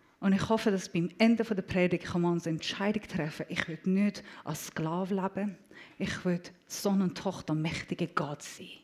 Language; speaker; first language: German; non-native, fluent; Persian